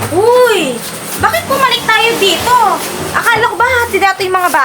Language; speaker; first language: Filipino; native; Filipino